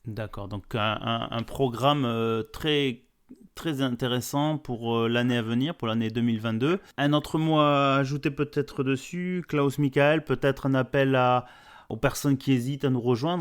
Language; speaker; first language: French; native; French